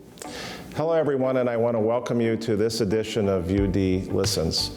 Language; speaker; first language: English; native; English